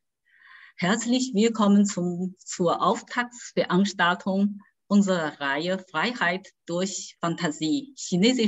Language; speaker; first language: German; non-native, fluent; Chinese